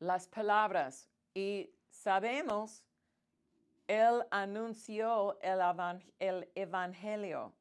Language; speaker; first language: Spanish; non-native, fluent; English